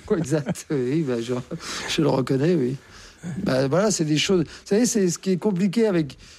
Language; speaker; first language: French; native; French